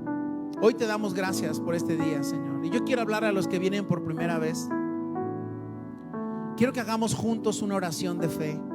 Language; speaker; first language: Spanish; native; Spanish